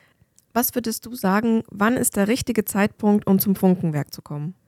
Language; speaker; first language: German; native; German